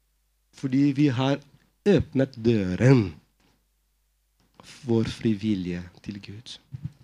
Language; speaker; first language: Swedish; non-native, fluent; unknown